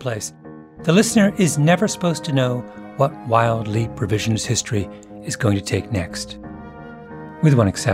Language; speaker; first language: English; native; English